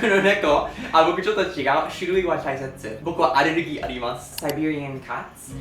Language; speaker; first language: Japanese; non-native, learner; English